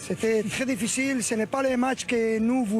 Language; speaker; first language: French; non-native, learner; Spanish